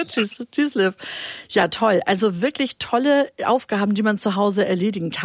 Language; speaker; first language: German; native; German